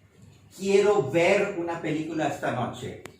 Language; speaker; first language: Spanish; non-native, fluent; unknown